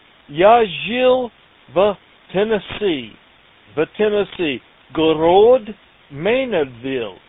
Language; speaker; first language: Russian; non-native, learner; English